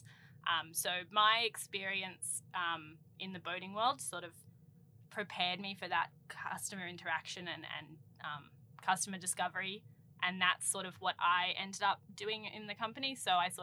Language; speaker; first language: English; native; English